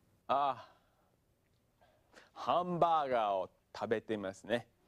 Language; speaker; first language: Japanese; non-native, fluent; English